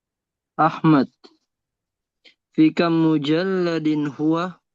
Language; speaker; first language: Arabic; non-native, learner; Indonesian